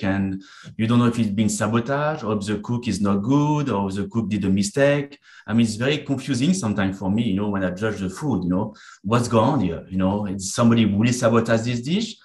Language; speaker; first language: English; non-native, fluent; French